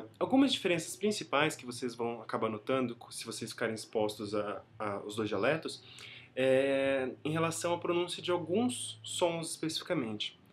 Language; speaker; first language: Portuguese; native; Portuguese